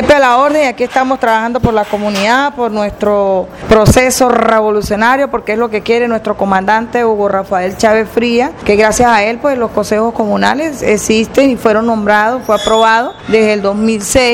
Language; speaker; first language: Spanish; native; Spanish